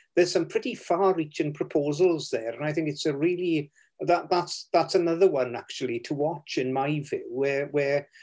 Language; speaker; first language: English; native; English